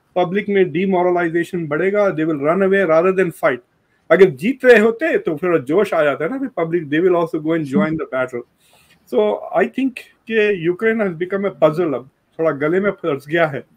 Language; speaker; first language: Hindi; non-native, local second language; Urdu